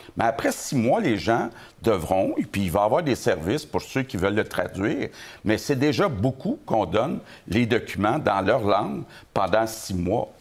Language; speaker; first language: French; native; French